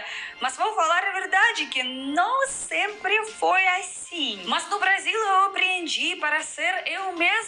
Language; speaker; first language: Portuguese; non-native, fluent; Russian